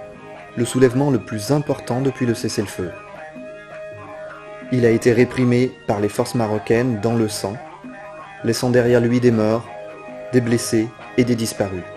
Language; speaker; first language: French; native; French